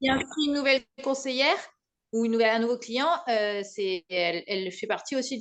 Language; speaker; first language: French; native; French